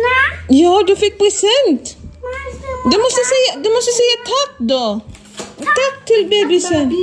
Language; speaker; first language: Swedish; non-native, learner; Filipino